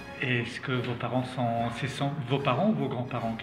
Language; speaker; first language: French; native; French